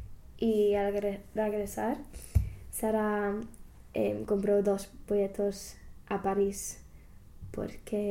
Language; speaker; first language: Spanish; non-native, learner; English